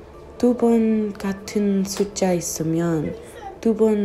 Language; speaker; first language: Korean; non-native, learner; English